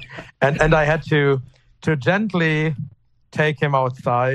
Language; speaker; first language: English; non-native, fluent; German